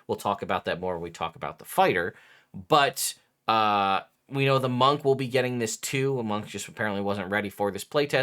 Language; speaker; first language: English; native; English